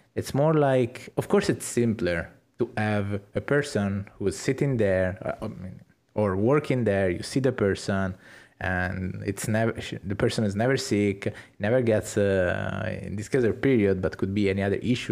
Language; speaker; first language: English; non-native, fluent; Italian